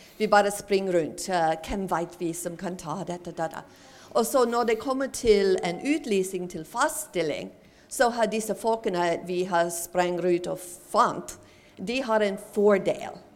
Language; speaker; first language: Norwegian; non-native, fluent; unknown